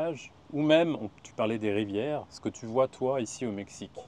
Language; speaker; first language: French; native; French